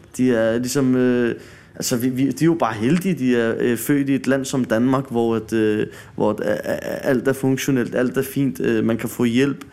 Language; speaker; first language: Danish; early bilingual, other home language; Arabic